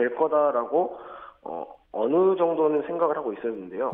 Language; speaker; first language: Korean; native; Korean